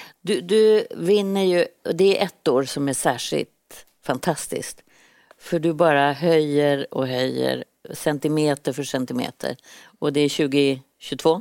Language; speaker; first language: Swedish; native; Swedish